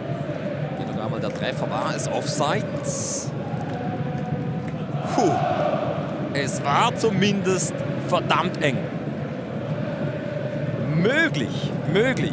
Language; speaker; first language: German; native; German